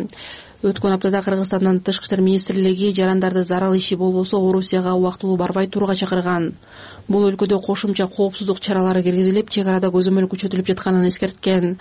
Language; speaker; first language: Kyrgyz; native; Kyrgyz